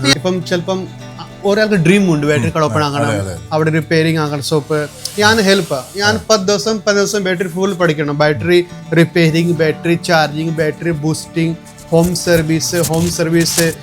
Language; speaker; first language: Malayalam; non-native, learner; Kannada